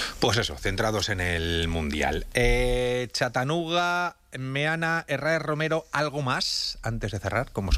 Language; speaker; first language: Spanish; native; Spanish